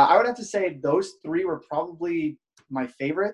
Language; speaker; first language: English; native; English